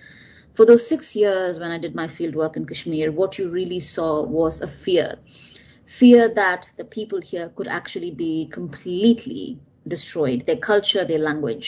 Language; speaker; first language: English; non-native, local second language; Tamil